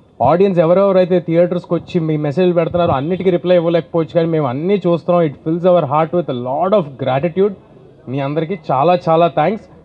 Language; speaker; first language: Telugu; native; Telugu